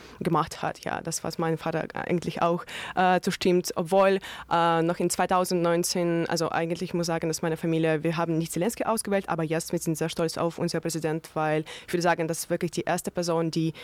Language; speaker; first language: German; non-native, learner; Ukrainian